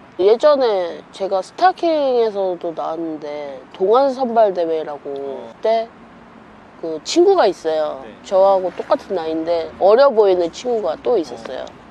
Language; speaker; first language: Korean; native; Korean